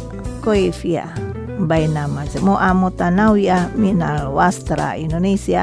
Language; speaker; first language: Arabic; non-native, fluent; Indonesian